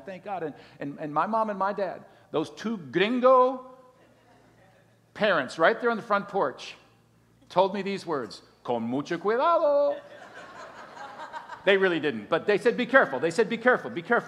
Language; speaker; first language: English; native; English